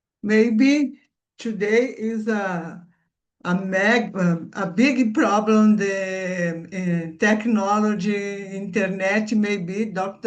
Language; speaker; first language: English; non-native, learner; Portuguese